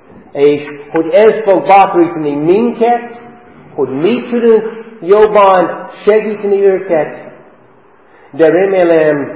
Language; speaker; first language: Hungarian; non-native, fluent; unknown